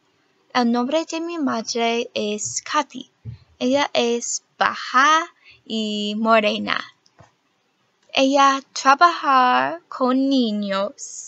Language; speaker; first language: Spanish; non-native, learner; English